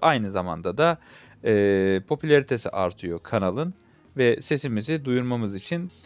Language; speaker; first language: Turkish; native; Turkish